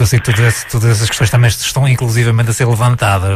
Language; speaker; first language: Portuguese; native; Portuguese